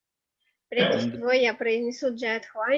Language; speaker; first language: Russian; native; Russian